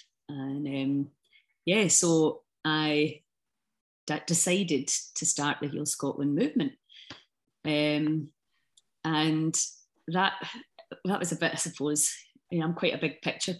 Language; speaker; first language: English; native; English